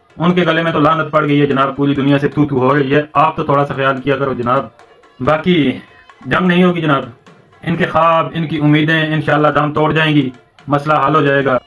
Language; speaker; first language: Urdu; non-native, local second language; Northern Hindko